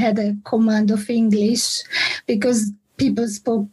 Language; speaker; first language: English; non-native, fluent; Hungarian